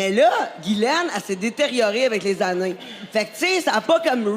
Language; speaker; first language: French; native; French